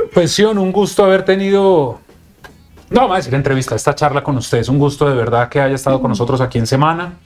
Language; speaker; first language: Spanish; native; Spanish